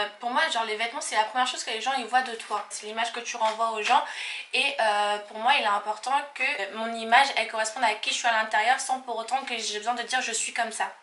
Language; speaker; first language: French; native; French